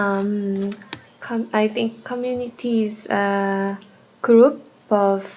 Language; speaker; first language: English; non-native, learner; Korean